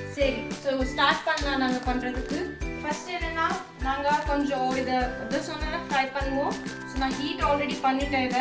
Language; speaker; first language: Tamil; non-native, learner; Hindi